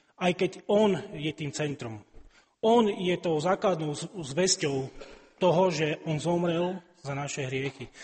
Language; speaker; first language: Slovak; native; Slovak